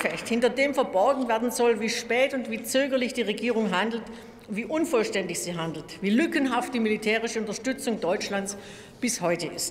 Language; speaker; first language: German; native; German